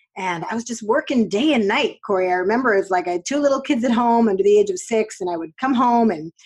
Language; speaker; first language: English; native; English